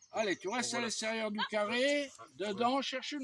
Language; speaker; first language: French; native; French